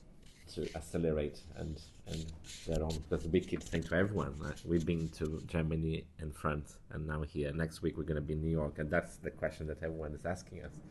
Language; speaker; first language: English; non-native, fluent; Portuguese